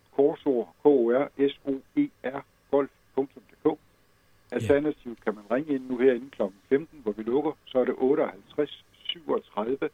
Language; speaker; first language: Danish; native; Danish